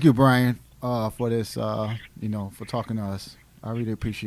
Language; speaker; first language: English; native; English